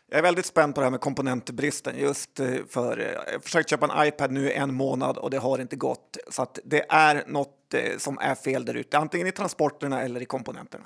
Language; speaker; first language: Swedish; native; Swedish